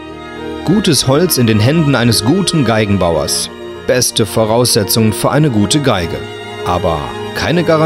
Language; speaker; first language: German; native; German